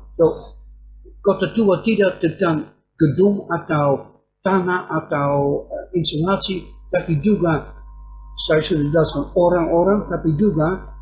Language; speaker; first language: Indonesian; non-native, fluent; Dutch